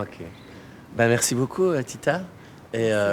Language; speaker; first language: French; native; French